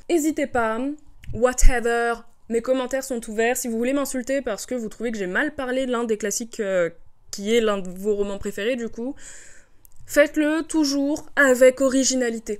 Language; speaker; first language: French; native; French